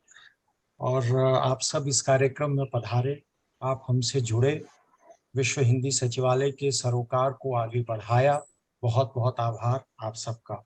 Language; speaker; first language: Hindi; native; Hindi